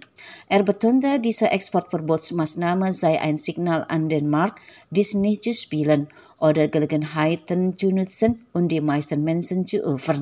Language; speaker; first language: German; non-native, fluent; Indonesian